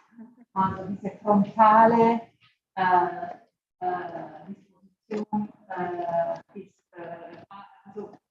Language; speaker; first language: German; non-native, fluent; Italian